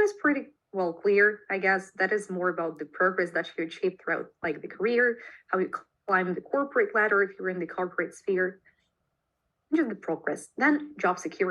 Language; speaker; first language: English; non-native, fluent; Russian